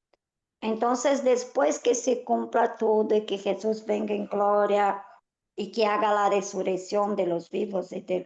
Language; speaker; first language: Spanish; non-native, fluent; Portuguese